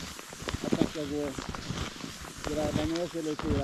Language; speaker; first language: Swedish; native; Swedish